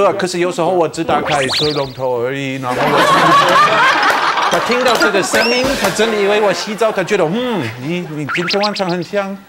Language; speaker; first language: Chinese; non-native, fluent; German